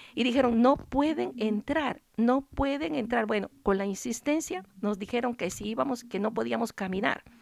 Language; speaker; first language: Spanish; native; Spanish